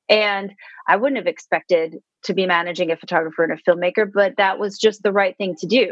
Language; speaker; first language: English; native; English